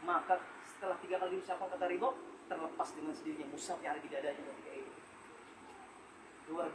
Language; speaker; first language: Indonesian; native; Indonesian